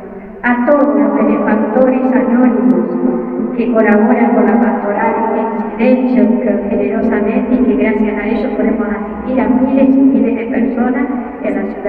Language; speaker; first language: Spanish; native; Spanish